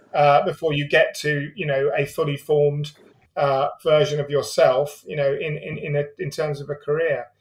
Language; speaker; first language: English; native; English